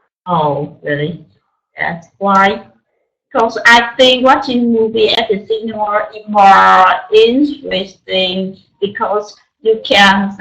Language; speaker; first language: English; non-native, learner; Vietnamese